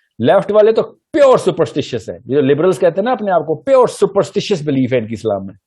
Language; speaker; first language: Urdu; early bilingual, heritage; Urdu